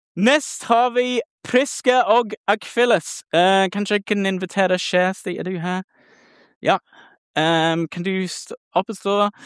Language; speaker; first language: Norwegian; non-native, learner; English